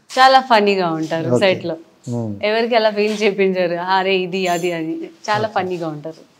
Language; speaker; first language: Telugu; non-native, fluent; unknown